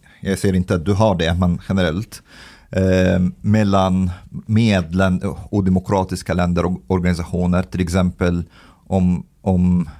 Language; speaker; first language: Swedish; early bilingual, other home language; Arabic